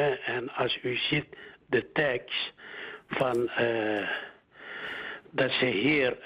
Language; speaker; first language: Dutch; early bilingual, other home language; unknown